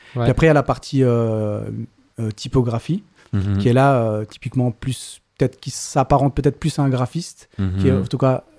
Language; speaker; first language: French; native; French